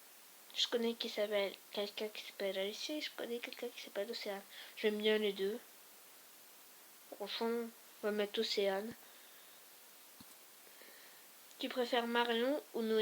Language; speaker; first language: French; native; French